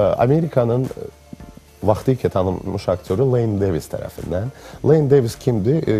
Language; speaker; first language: Azerbaijani; non-native, local second language; Russian